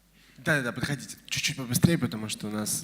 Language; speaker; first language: Russian; native; Russian